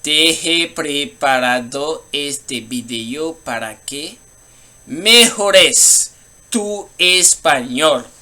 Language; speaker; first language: Spanish; non-native, learner; Haitian Creole